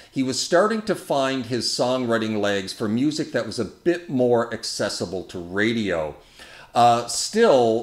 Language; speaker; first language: English; native; English